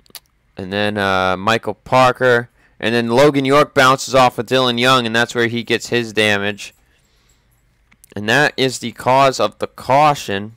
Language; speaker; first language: English; native; English